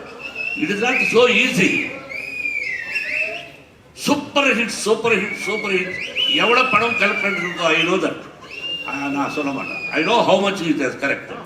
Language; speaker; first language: Tamil; non-native, learner; Telugu